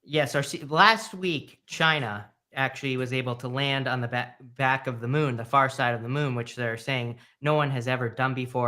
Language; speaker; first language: English; native; English